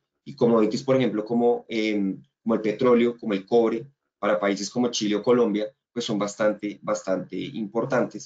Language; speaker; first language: Spanish; native; Spanish